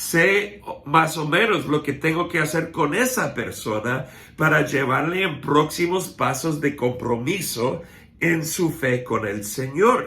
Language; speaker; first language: Spanish; non-native, fluent; English